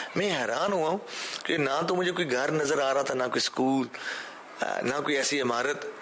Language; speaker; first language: Urdu; early bilingual, heritage; Urdu